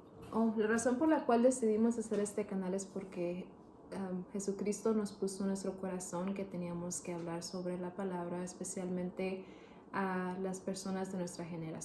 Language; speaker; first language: Spanish; early bilingual, heritage; Spanish